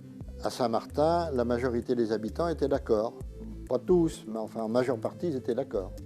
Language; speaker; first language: French; native; French